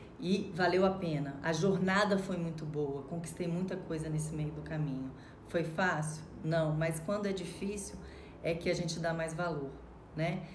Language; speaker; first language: Portuguese; native; Portuguese